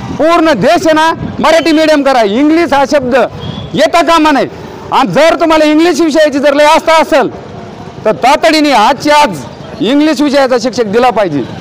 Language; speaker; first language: Marathi; native; Marathi